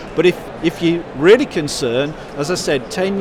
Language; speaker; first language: English; native; English